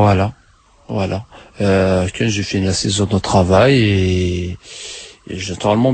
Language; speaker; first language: French; non-native, learner; Arabic